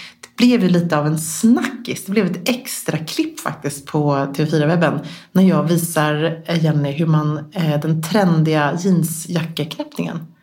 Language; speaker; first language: Swedish; native; Swedish